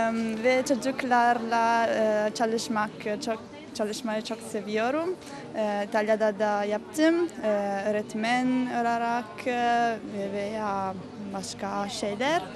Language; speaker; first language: Turkish; non-native, learner; Italian